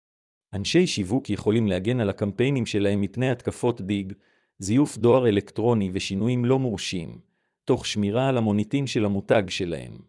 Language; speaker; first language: Hebrew; native; Hebrew